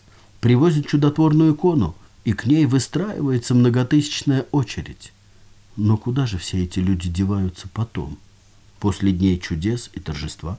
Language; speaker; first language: Russian; native; Russian